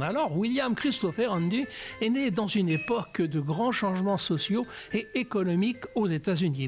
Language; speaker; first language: French; native; French